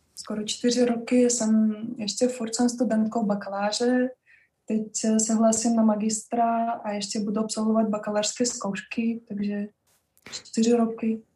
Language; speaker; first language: Czech; non-native, fluent; Russian